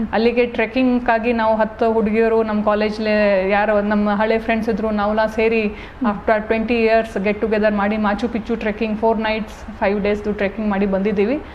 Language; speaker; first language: Kannada; non-native, fluent; Hindi